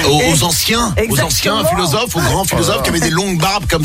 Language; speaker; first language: French; native; French